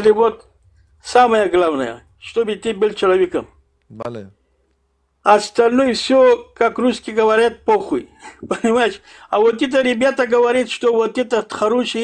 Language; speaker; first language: Russian; non-native, fluent; Persian